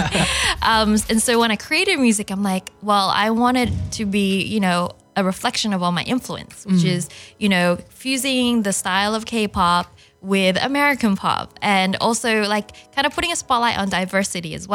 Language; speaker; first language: English; non-native, local second language; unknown